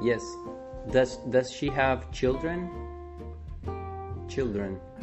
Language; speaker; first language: English; non-native, fluent; Spanish